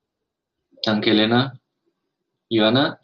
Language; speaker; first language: German; non-native, learner; Spanish